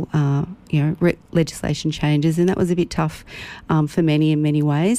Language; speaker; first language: English; native; English